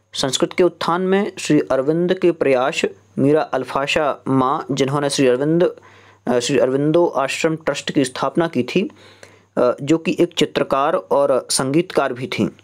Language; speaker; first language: Hindi; native; Hindi